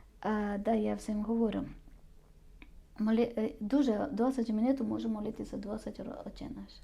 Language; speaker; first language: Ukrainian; non-native, learner; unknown